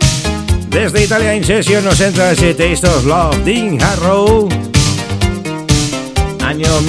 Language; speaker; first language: Spanish; native; Spanish